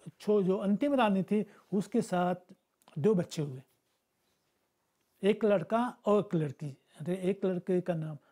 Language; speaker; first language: Hindi; early bilingual, heritage; Bhojpuri